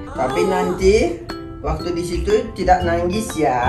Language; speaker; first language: Indonesian; non-native, learner; Turkish